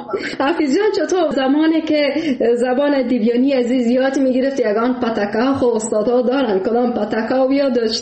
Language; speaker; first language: Persian; native; Persian